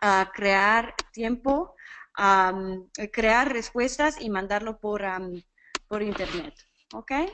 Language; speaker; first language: Spanish; non-native, fluent; English